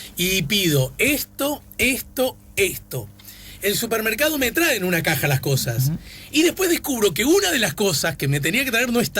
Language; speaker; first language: Spanish; native; Spanish